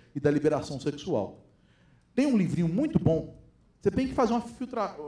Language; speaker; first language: Portuguese; native; Portuguese